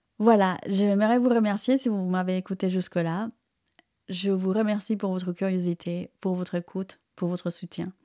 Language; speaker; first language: French; non-native, fluent; Spanish